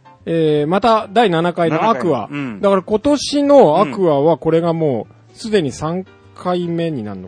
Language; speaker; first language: Japanese; native; Japanese